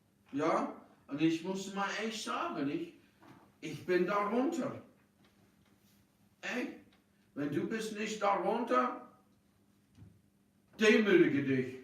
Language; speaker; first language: German; non-native, fluent; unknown